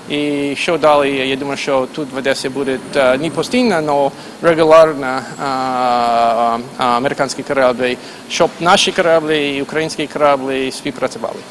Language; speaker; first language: Ukrainian; non-native, fluent; English